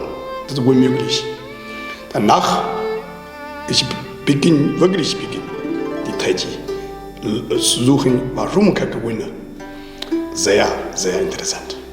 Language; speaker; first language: German; non-native, learner; Chinese